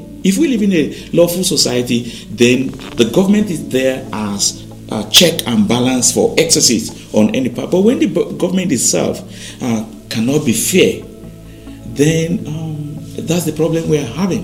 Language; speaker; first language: English; non-native, local second language; Yoruba